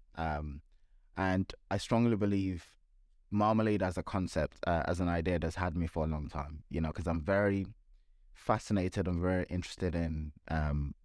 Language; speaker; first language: English; non-native, local second language; Yoruba